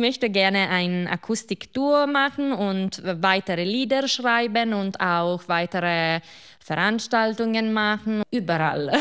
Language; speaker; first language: German; non-native, local second language; Italian